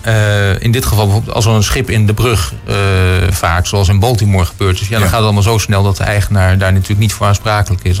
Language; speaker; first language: Dutch; native; Dutch